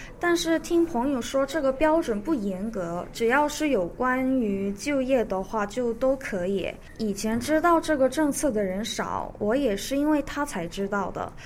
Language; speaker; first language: Chinese; early bilingual, other home language; Korean